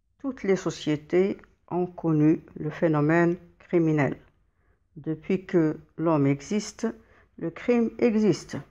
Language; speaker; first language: French; non-native, local second language; Arabic